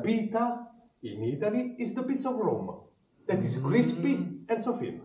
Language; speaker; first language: English; non-native, learner; Italian